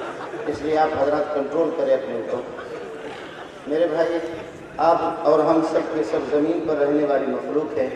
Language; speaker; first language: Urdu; non-native, local second language; Brahui